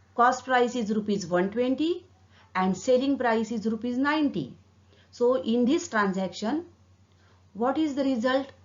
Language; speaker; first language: English; non-native, local second language; Marathi